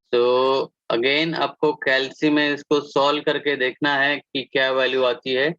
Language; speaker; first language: Hindi; non-native, local second language; Marathi